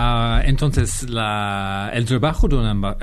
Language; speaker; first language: Spanish; non-native, fluent; English